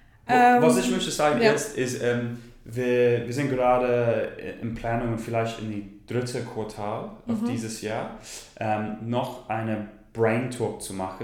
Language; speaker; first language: German; non-native, learner; English